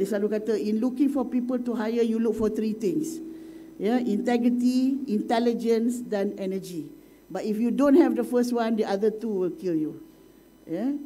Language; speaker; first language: English; non-native, local second language; Malay